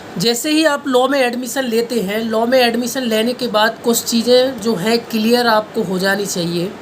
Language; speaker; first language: Hindi; native; Hindi